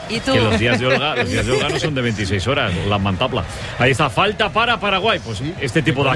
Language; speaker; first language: Spanish; native; Spanish